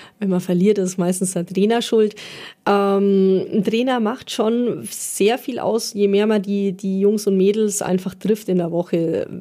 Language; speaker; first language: German; native; German